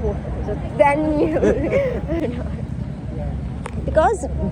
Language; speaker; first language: English; non-native, learner; Urdu